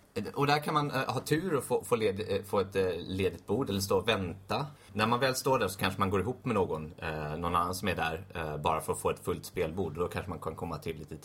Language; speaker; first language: Swedish; native; Swedish